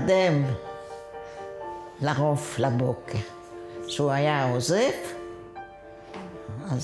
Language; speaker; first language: Hebrew; non-native, fluent; Yiddish